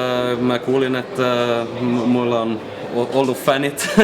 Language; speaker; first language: Finnish; non-native, local second language; Swedish